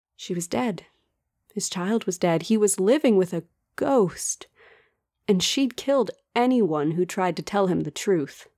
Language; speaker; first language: English; native; English